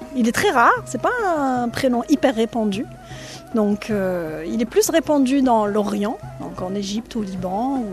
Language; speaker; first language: French; non-native, local second language; Arabic